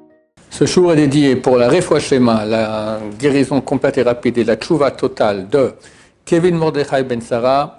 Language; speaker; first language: French; native; French